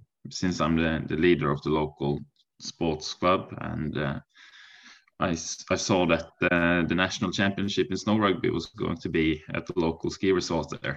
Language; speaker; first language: English; non-native, fluent; Norwegian